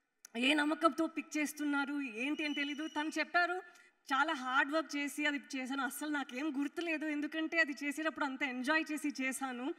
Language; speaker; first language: Telugu; non-native, fluent; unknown